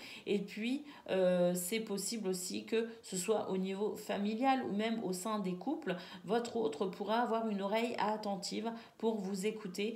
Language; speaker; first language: French; native; French